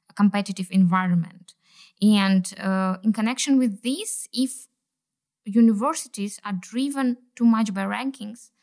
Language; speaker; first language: English; non-native, fluent; Kazakh